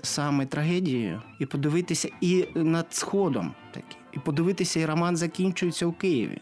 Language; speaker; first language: Ukrainian; non-native, local second language; Russian